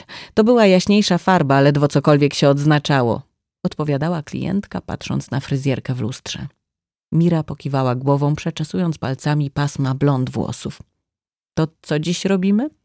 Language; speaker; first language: Polish; native; Polish